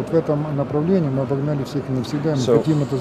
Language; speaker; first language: Russian; native; Russian